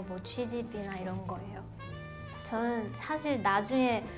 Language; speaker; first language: Korean; non-native, fluent; Chinese